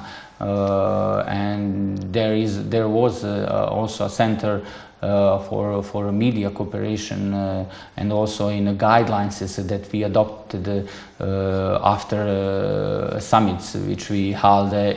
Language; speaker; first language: English; non-native, fluent; Serbian